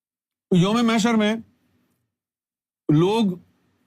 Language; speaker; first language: Urdu; native; Urdu